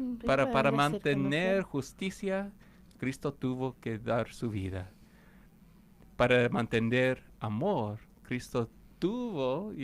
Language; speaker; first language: Spanish; non-native, fluent; English